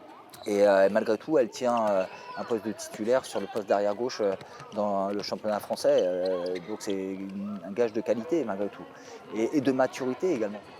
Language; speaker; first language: French; native; French